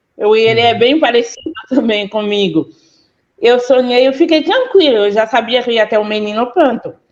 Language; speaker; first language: Portuguese; non-native, fluent; Haitian Creole